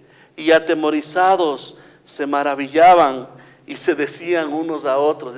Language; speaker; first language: Spanish; native; Spanish